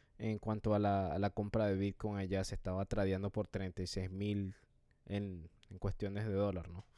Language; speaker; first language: Spanish; native; Spanish